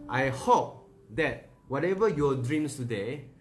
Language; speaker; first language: English; non-native, local second language; Malay